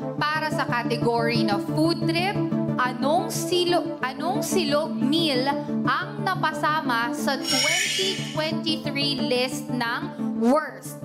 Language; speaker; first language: Filipino; native; Filipino